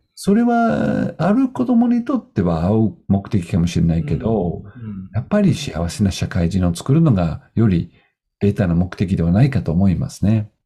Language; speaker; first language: Japanese; non-native, fluent; Dutch